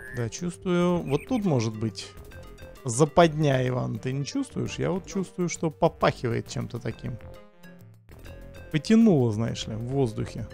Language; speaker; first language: Russian; native; Russian